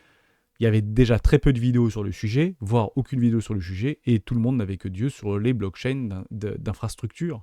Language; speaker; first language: French; native; French